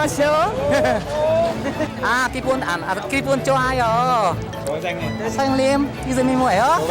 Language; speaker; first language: Korean; non-native, learner; Vietnamese